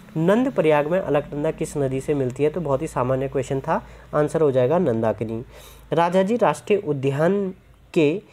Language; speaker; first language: Hindi; native; Hindi